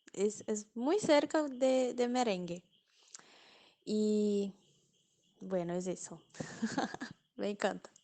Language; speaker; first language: Spanish; non-native, learner; Portuguese